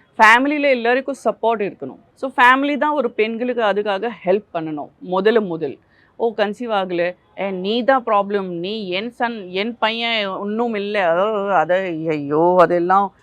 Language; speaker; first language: Tamil; non-native, fluent; Gujarati